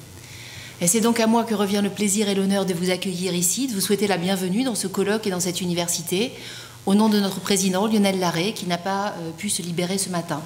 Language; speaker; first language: French; native; French